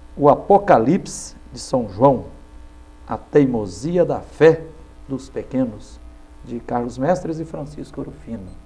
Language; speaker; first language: Portuguese; native; Portuguese